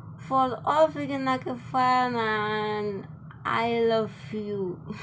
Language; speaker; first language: English; non-native, learner; Indonesian